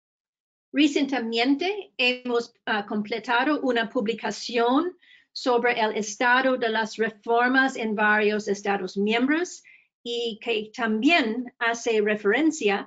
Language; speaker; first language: Spanish; non-native, fluent; English